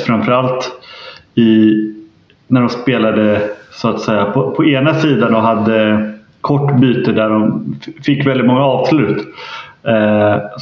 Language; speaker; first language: Swedish; native; Swedish